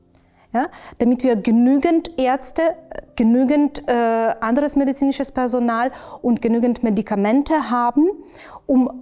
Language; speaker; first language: German; non-native, fluent; Ukrainian